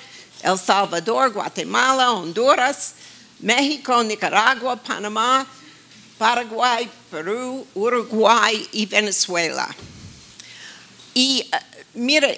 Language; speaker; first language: Spanish; non-native, fluent; English